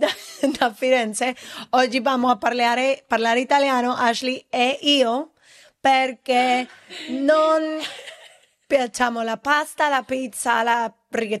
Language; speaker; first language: Italian; non-native, learner; Spanish